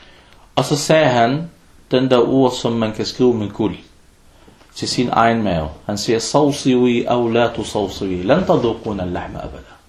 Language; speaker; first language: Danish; early bilingual, other home language; Arabic